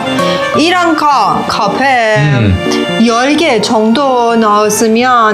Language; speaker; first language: Korean; non-native, learner; Persian